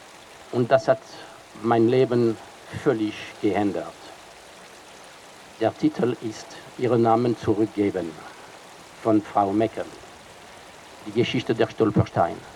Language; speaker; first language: German; non-native, fluent; French